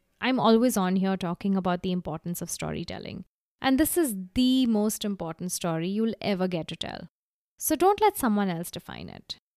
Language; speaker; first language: English; non-native, local second language; Gujarati